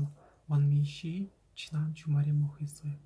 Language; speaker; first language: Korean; non-native, fluent; Kazakh